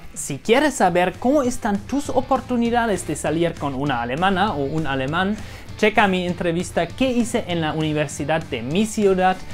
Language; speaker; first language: Spanish; non-native, fluent; German